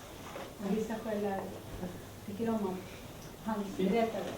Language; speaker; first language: Swedish; early bilingual, other home language; Spanish